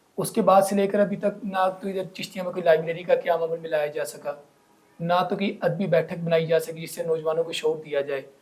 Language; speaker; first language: Urdu; non-native, local second language; Punjabi